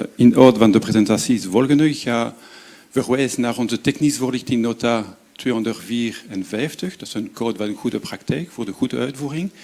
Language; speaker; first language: Dutch; non-native, local second language; French